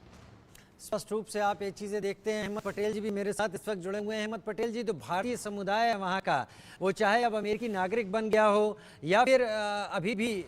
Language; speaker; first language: Hindi; native; Hindi